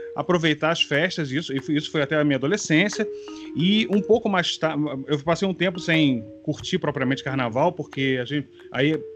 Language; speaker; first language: Portuguese; native; Portuguese